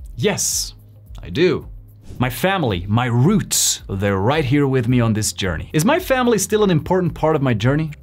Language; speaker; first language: Spanish; non-native, fluent; Swedish